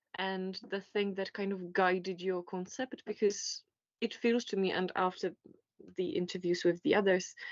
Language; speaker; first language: English; non-native, fluent; Czech